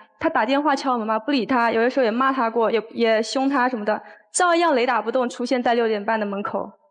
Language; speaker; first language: Chinese; native; Chinese